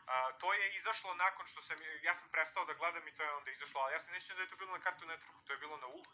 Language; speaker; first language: Bosnian; native; Bosnian